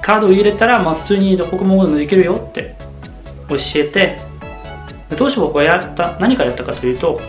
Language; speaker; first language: Japanese; non-native, fluent; German